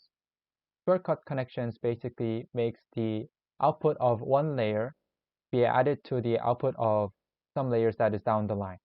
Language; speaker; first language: English; non-native, learner; Korean